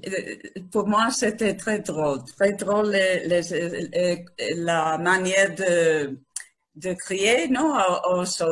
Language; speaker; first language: French; non-native, learner; Spanish